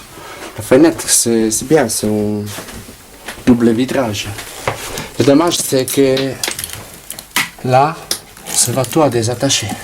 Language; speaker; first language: French; non-native, learner; Italian